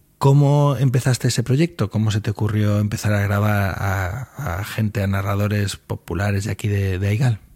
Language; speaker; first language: Spanish; native; Spanish